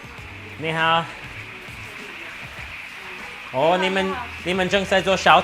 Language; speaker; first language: Chinese; non-native, learner; English